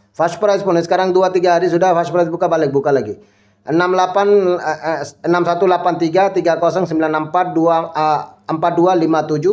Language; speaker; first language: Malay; non-native, local second language; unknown